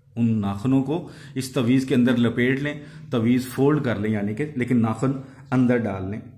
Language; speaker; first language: Urdu; non-native, local second language; Punjabi